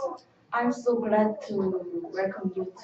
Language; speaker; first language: English; non-native, learner; Korean